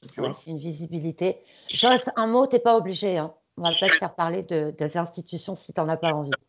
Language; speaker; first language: French; native; French